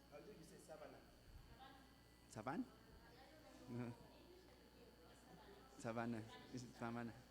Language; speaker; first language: English; non-native, learner; Spanish